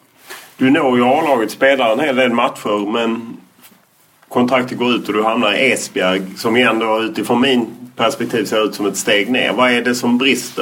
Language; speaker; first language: Swedish; native; Swedish